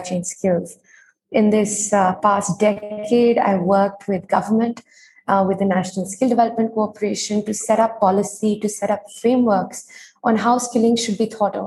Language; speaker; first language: English; non-native, local second language; Hindi